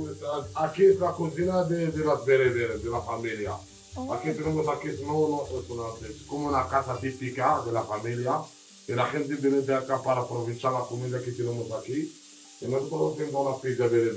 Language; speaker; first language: Spanish; non-native, learner; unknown